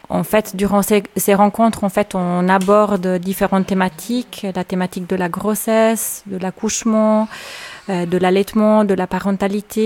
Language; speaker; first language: French; native; French